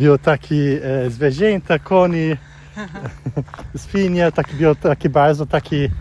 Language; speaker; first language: Polish; non-native, learner; Portuguese